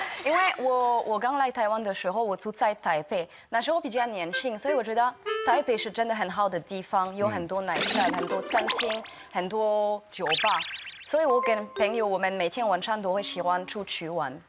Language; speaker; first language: Chinese; non-native, fluent; French